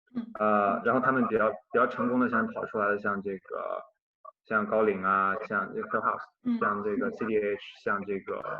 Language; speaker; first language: Chinese; native; Chinese